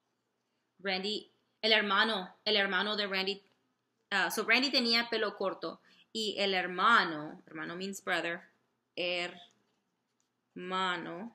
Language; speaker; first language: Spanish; non-native, fluent; English